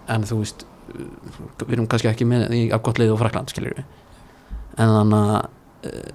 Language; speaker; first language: Icelandic; native; Icelandic